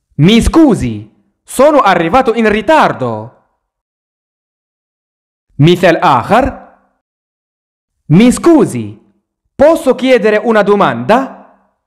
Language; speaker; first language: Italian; non-native, fluent; Arabic